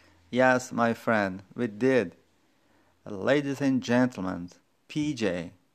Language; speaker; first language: English; non-native, fluent; Portuguese